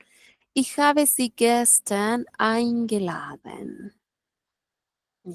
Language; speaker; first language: German; non-native, fluent; Spanish